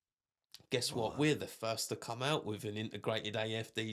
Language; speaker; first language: English; native; English